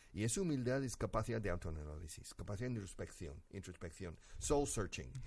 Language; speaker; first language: Spanish; non-native, fluent; English